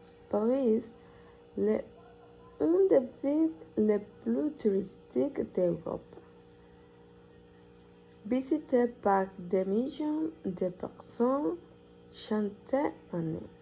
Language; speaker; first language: French; non-native, learner; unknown